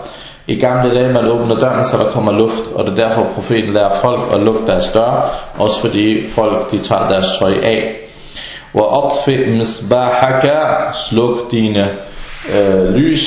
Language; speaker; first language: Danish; early bilingual, other home language; Arabic